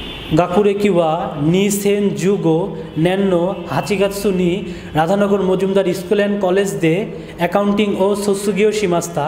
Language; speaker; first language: Japanese; non-native, learner; Bangla